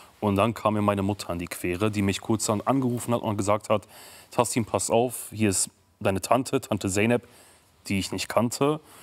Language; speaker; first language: German; early bilingual, other home language; Kurdish